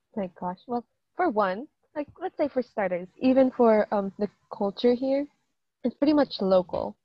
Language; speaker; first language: English; native; English